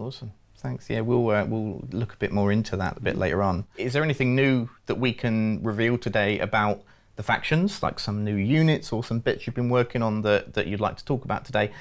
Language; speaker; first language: English; native; English